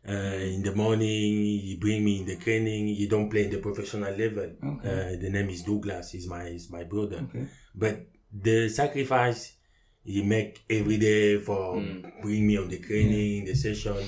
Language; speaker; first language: English; non-native, learner; French